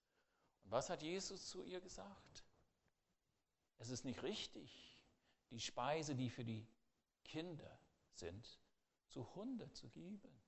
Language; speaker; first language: German; non-native, fluent; English